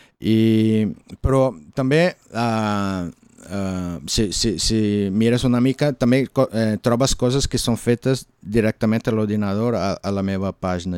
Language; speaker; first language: Catalan; non-native, learner; Portuguese